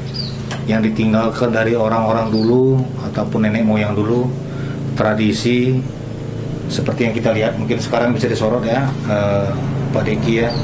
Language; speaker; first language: Malay; native; Malay